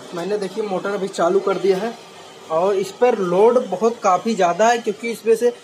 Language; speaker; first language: Hindi; native; Hindi